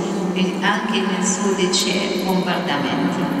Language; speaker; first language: Italian; non-native, fluent; Arabic